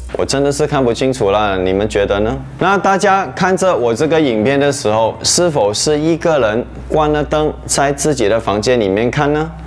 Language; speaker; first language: Chinese; non-native, local second language; Hakka Chinese